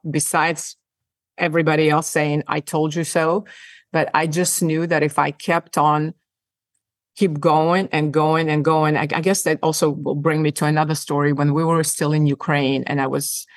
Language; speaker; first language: English; non-native, fluent; Ukrainian